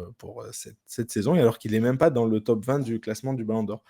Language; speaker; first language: French; native; French